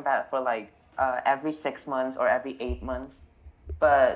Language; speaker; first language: English; non-native, local second language; Cantonese